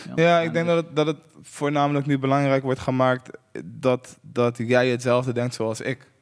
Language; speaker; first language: Dutch; native; Dutch